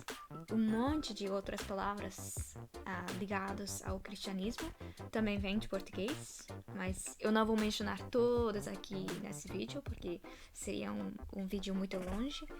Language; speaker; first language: Portuguese; non-native, fluent; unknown